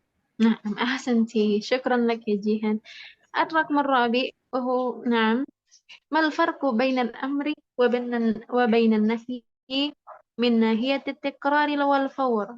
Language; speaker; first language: Arabic; non-native, fluent; Indonesian